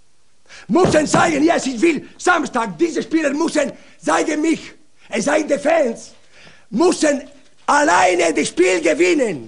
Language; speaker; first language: German; non-native, learner; Italian